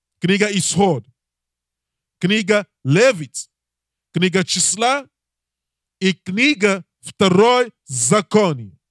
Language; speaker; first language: Russian; non-native, learner; English